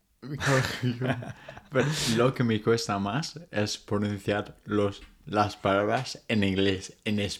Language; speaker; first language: Spanish; non-native, fluent; English